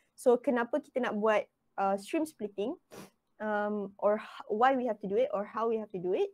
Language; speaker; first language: English; non-native, local second language; Malay